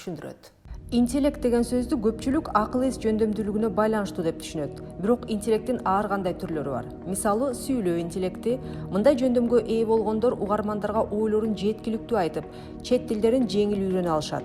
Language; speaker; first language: Kyrgyz; native; Kyrgyz